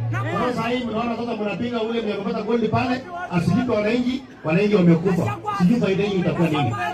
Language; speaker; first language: Swahili; non-native, local second language; Kalenjin